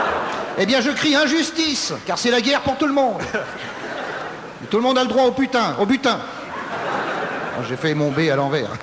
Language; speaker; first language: French; native; French